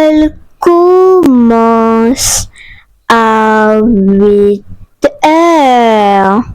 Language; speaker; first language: French; non-native, fluent; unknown